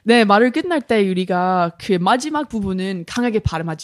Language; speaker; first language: Korean; non-native, learner; English